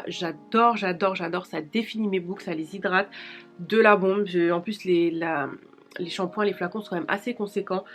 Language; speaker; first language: French; native; French